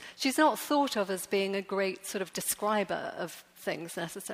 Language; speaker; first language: English; native; English